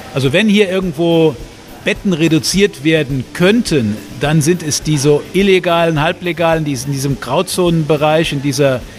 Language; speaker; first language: German; native; German